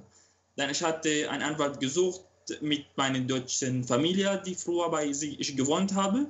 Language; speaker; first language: German; non-native, local second language; Arabic